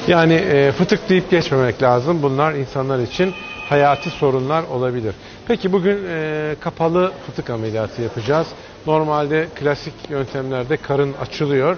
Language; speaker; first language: Turkish; native; Turkish